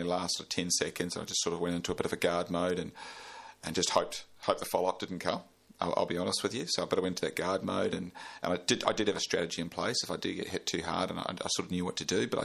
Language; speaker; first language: English; native; English